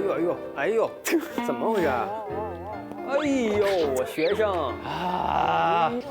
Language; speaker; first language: Chinese; native; Chinese